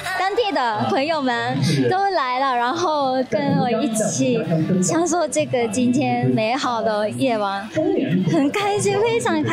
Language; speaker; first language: Chinese; non-native, fluent; Japanese